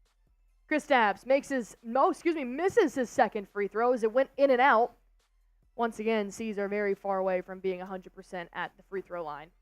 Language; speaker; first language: English; native; English